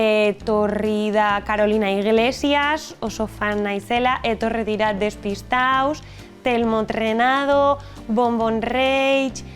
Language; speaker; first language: Basque; non-native, local second language; Spanish